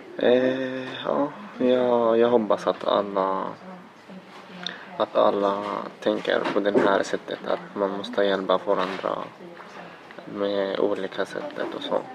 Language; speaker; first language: Swedish; non-native, learner; Arabic